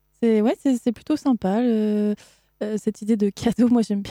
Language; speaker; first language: French; native; French